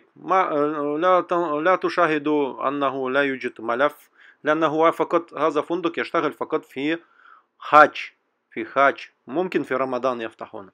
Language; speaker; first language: Arabic; non-native, fluent; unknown